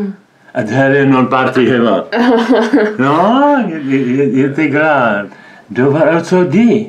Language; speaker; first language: Swedish; non-native, learner; Czech